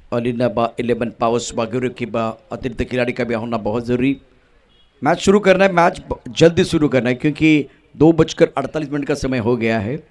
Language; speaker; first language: Hindi; non-native, local second language; Marathi